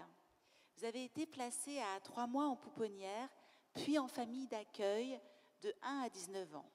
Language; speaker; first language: French; native; French